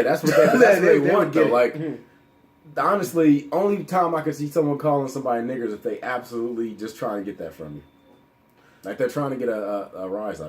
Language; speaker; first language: English; native; English